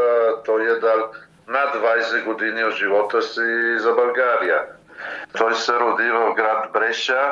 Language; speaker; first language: Bulgarian; non-native, fluent; Italian